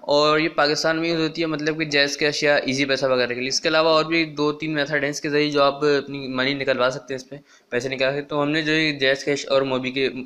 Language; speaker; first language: Urdu; non-native, local second language; Punjabi